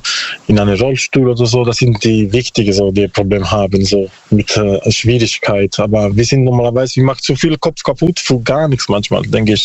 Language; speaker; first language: German; non-native, learner; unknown